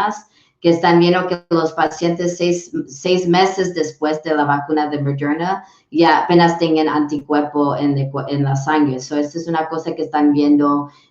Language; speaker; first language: Spanish; early bilingual, heritage; English